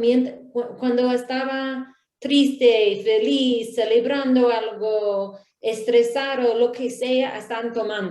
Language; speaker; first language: Spanish; non-native, learner; English